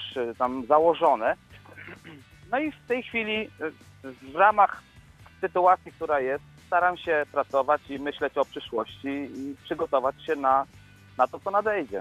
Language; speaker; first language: Polish; native; Polish